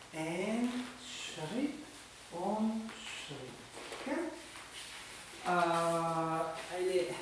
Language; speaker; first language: German; non-native, fluent; Italian